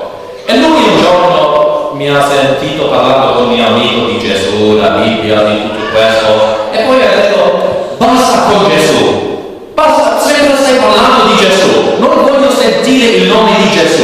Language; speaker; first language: Italian; non-native, learner; English